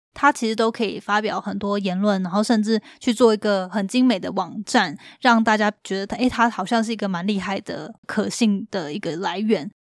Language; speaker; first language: Chinese; native; Chinese